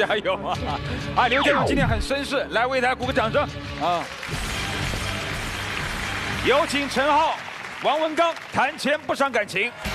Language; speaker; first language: Chinese; native; Chinese